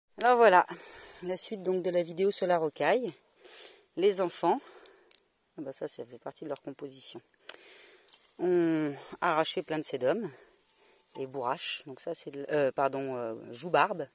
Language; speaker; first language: French; native; French